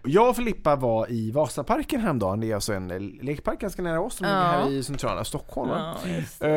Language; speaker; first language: Swedish; native; Swedish